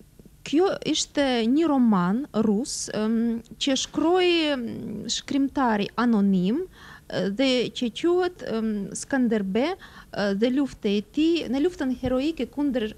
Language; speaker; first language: Albanian; non-native, fluent; Russian